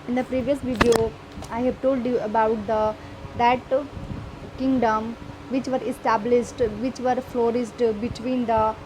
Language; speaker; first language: English; non-native, local second language; Hindi